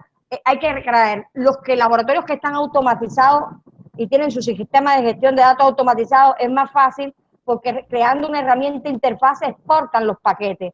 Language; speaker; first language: Spanish; native; Spanish